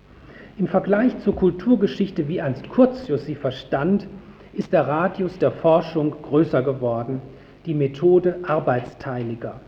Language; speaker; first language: German; native; German